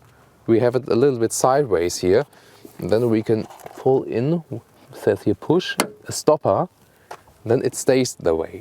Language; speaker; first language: English; non-native, fluent; German